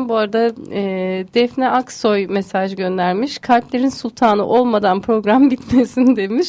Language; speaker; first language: Turkish; native; Turkish